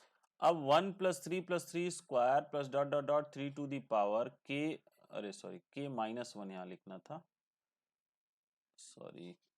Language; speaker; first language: Hindi; native; Hindi